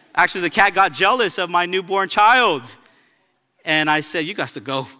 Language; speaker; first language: English; native; English